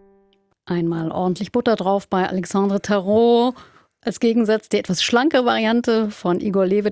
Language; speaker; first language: German; native; German